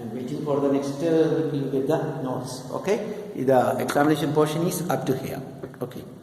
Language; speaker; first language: English; non-native, local second language; Malayalam